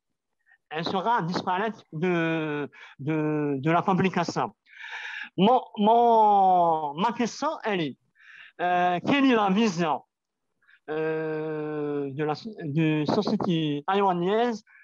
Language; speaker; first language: French; non-native, local second language; Arabic